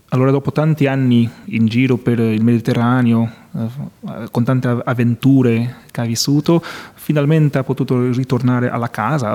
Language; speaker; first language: Italian; non-native, fluent; Portuguese